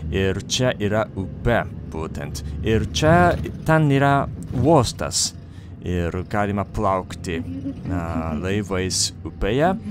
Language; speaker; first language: Lithuanian; non-native, fluent; Japanese